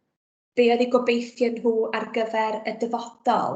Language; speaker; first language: Welsh; native; Welsh